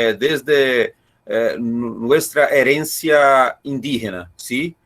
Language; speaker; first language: Spanish; non-native, learner; Portuguese